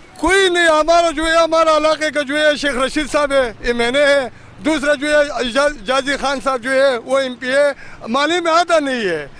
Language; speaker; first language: Urdu; non-native, local second language; Pashto